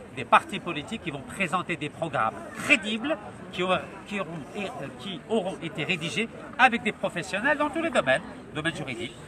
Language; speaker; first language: French; non-native, local second language; Arabic